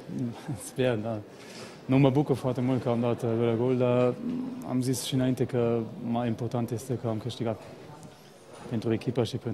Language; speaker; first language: Romanian; early bilingual, heritage; Romanian